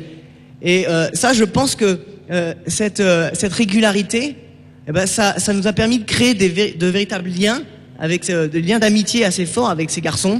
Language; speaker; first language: French; native; French